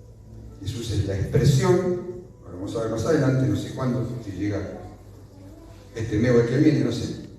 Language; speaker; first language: Spanish; native; Spanish